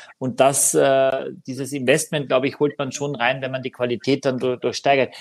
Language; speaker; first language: German; native; German